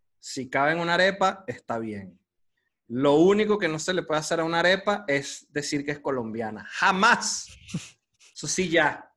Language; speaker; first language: Spanish; native; Spanish